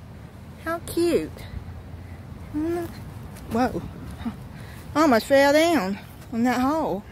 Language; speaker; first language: English; native; English